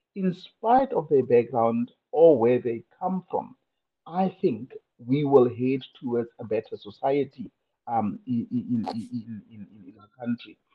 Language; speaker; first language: English; non-native, local second language; Tswana